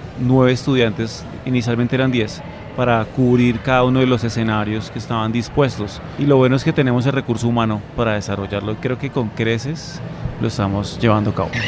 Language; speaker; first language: Spanish; native; Spanish